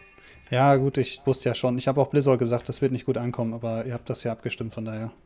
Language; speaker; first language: German; native; German